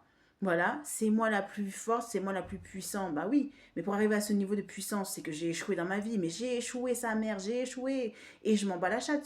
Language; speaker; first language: French; native; French